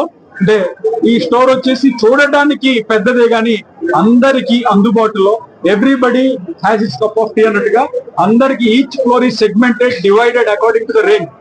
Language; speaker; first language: Telugu; native; Telugu